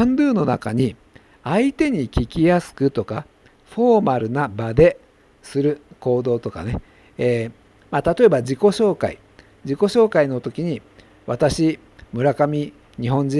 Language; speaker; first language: Japanese; native; Japanese